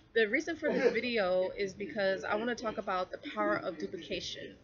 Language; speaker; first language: English; native; English